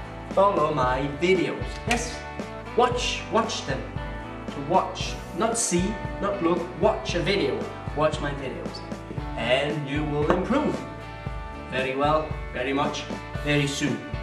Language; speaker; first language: English; native; English